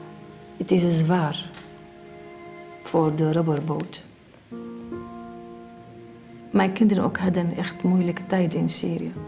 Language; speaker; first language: Dutch; non-native, learner; Arabic